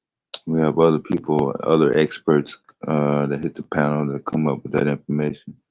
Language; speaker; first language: English; native; English